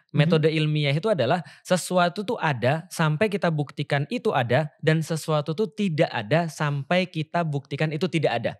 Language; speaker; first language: Indonesian; native; Indonesian